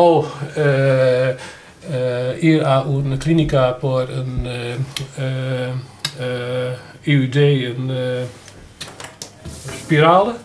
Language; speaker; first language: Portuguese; non-native, learner; Dutch